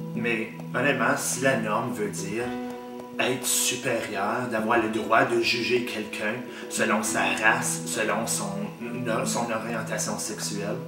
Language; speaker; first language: French; native; French